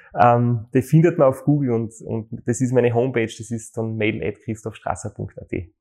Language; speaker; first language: German; native; German